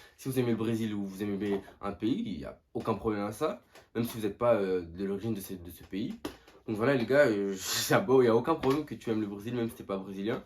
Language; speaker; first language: French; early bilingual, other home language; Portuguese